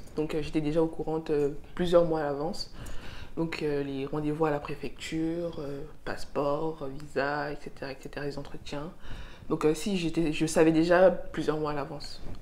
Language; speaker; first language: French; native; French